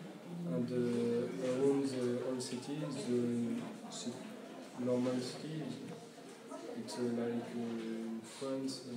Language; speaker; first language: English; non-native, learner; French